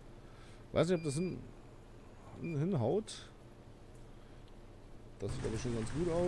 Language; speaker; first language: German; native; German